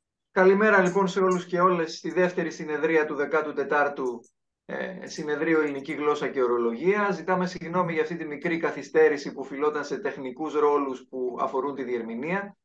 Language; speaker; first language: Greek; native; Greek